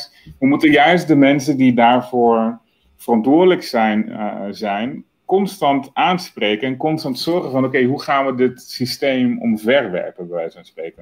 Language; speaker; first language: Dutch; native; Dutch